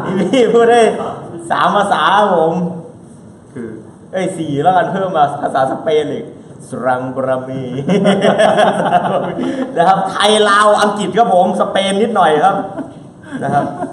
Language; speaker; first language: Thai; native; Thai